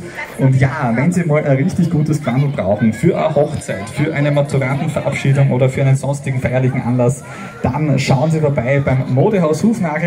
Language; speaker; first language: German; native; German